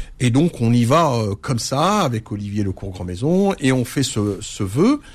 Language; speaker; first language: French; early bilingual, other home language; Arabic